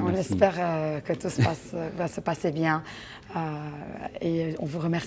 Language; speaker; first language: French; non-native, local second language; Arabic